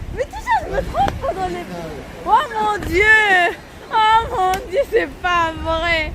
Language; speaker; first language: French; non-native, local second language; Arabic